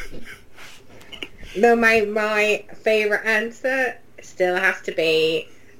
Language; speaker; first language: English; native; English